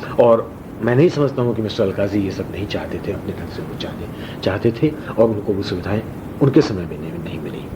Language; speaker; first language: Hindi; non-native, local second language; Rajasthani